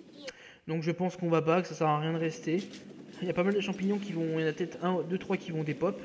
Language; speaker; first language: French; native; French